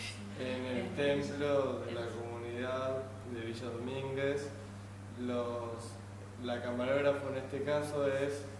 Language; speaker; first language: Spanish; native; Spanish